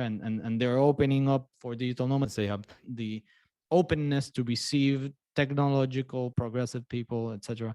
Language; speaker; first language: English; non-native, fluent; Spanish